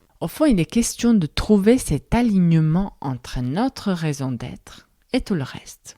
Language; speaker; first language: French; non-native, fluent; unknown